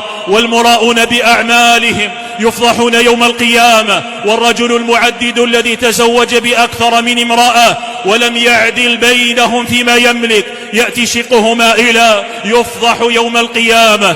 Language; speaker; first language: Arabic; native; Arabic